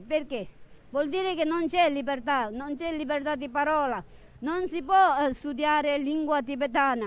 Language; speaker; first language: Italian; non-native, fluent; Tibetan